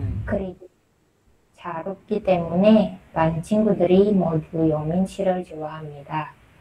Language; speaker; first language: Korean; non-native, learner; Indonesian